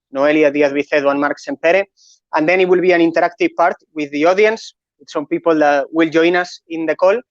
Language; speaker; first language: English; non-native, fluent; Catalan